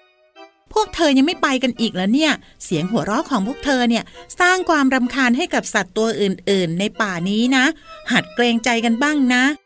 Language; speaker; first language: Thai; native; Thai